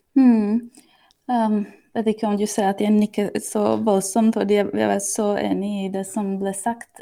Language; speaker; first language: Norwegian; non-native, fluent; Slovak